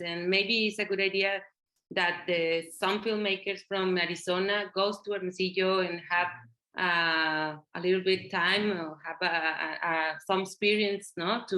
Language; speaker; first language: English; non-native, learner; Spanish